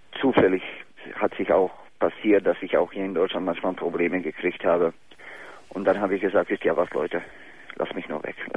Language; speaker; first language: German; non-native, fluent; Bosnian